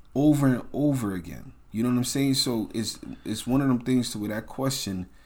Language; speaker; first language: English; native; English